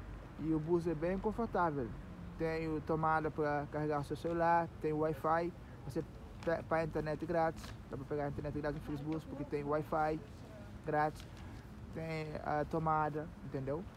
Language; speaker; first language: Portuguese; non-native, local second language; Kabuverdianu